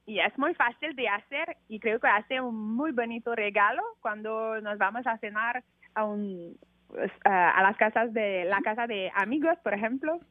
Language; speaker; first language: Spanish; non-native, learner; French